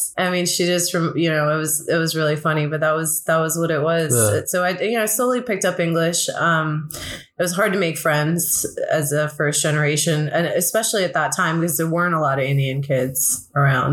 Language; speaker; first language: English; early bilingual, other home language; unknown